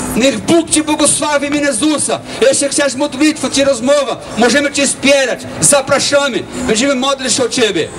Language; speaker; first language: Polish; non-native, learner; Portuguese